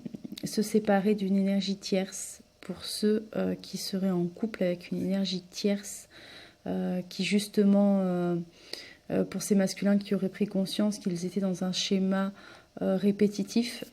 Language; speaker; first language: French; native; French